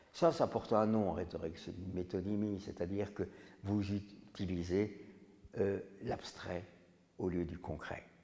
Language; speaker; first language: French; native; French